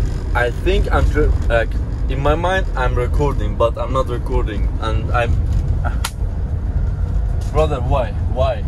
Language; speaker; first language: English; non-native, fluent; Persian